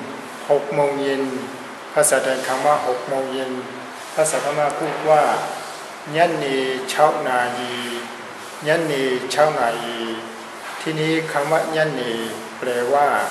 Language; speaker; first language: Thai; non-native, fluent; Burmese